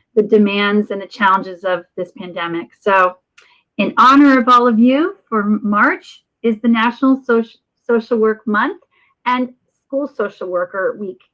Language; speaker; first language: English; native; English